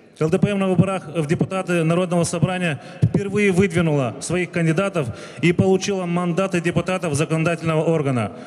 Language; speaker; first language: Russian; non-native, local second language; Gagauz